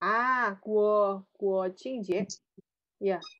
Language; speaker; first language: Chinese; non-native, fluent; Indonesian